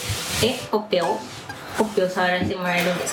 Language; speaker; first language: Japanese; native; Japanese